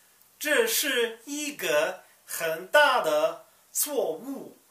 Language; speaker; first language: Chinese; non-native, learner; English